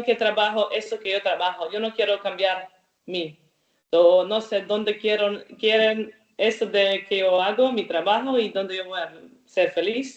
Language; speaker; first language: Spanish; non-native, learner; Croatian